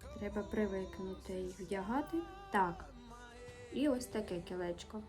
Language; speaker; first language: Ukrainian; native; Ukrainian